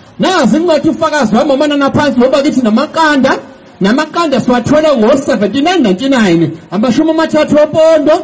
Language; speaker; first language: Zulu; non-native, local second language; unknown